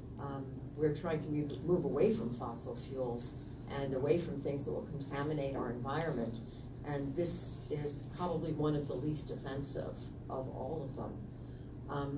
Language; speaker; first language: English; native; English